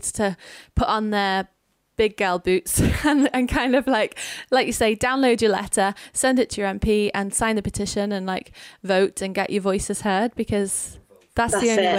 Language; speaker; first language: English; native; English